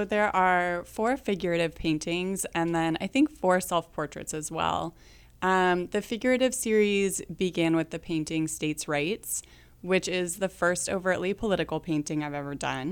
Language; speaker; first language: English; native; English